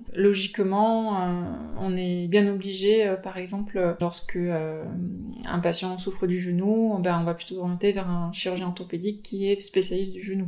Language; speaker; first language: French; native; French